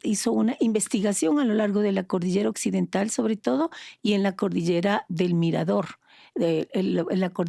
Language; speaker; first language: Spanish; native; Spanish